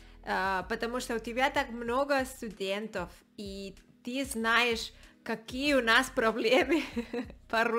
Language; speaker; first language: Russian; non-native, learner; Spanish